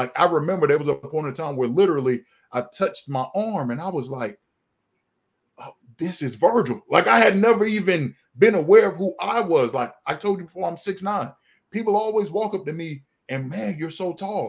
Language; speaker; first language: English; native; English